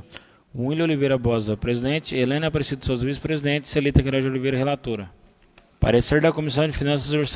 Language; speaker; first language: Portuguese; native; Portuguese